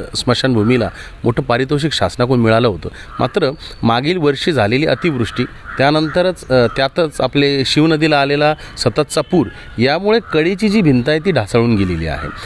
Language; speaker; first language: Marathi; native; Marathi